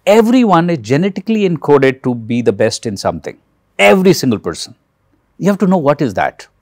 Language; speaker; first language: Hindi; native; Hindi